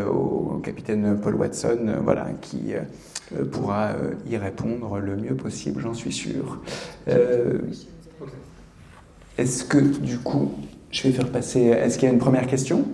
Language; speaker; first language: French; native; French